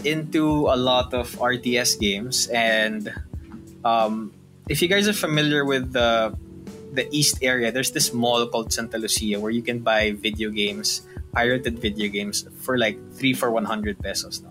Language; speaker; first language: English; non-native, local second language; Filipino